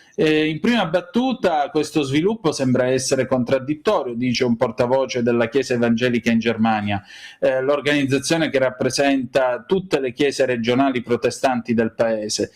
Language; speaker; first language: Italian; native; Italian